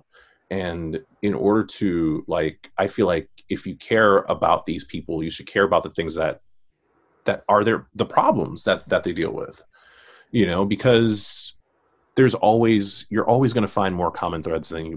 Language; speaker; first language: English; native; English